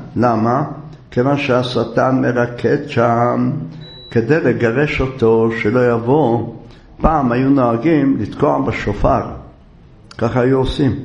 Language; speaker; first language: Hebrew; native; Hebrew